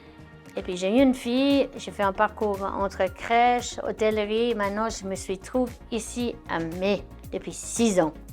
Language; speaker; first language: French; non-native, fluent; English